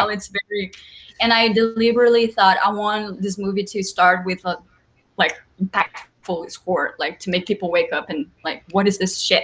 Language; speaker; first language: English; non-native, fluent; Portuguese